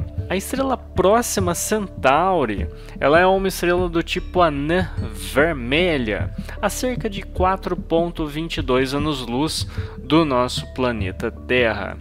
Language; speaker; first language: Portuguese; native; Portuguese